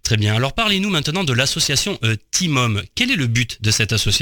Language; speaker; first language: French; native; French